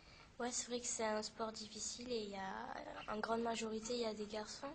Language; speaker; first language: French; native; French